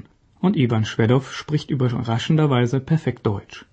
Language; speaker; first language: German; native; German